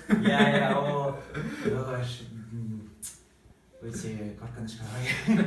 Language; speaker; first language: Kazakh; non-native, learner; English